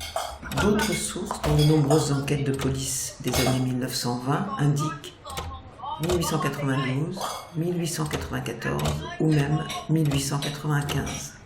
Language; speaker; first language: French; native; French